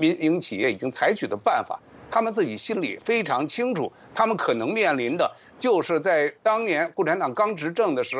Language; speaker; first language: Chinese; native; Chinese